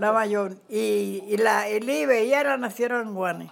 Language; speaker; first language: Spanish; native; Spanish